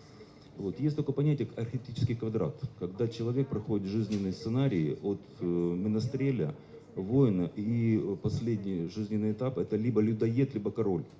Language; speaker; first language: Russian; native; Russian